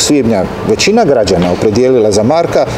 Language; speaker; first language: Serbian; native; Serbian